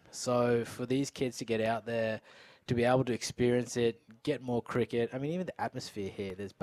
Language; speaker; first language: English; non-native, local second language; Urdu